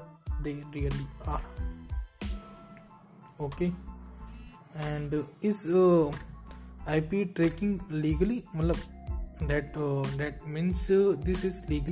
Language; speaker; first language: English; non-native, local second language; Hindi